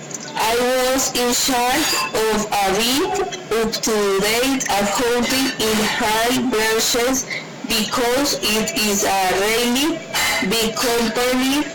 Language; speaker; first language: English; non-native, learner; Spanish